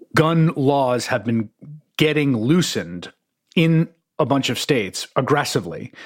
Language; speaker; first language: English; native; English